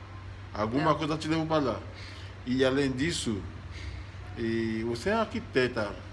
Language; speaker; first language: Portuguese; non-native, fluent; Yoruba